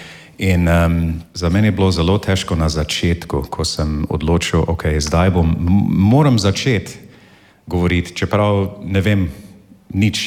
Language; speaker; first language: Slovenian; non-native, fluent; English